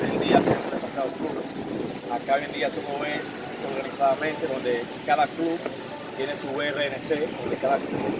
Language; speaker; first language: Spanish; native; Spanish